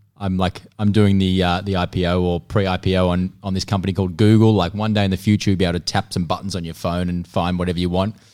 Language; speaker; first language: English; native; English